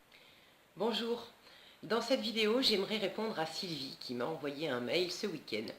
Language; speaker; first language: French; native; French